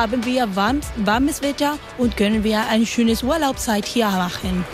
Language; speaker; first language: German; non-native, learner; Spanish